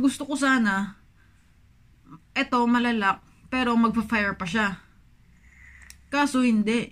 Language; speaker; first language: Filipino; native; Filipino